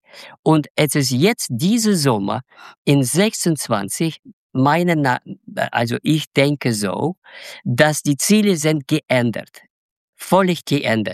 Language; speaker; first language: German; non-native, learner; Russian